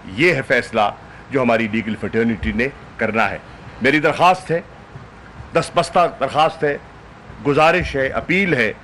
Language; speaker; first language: Urdu; non-native, local second language; Saraiki